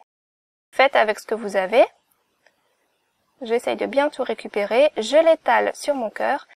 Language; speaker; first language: French; native; French